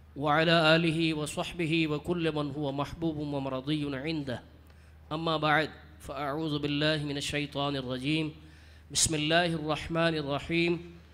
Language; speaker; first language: Urdu; non-native, local second language; Punjabi